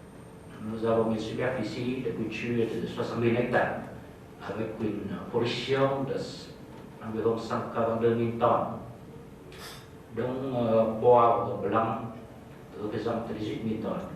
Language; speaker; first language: French; non-native, fluent; Vietnamese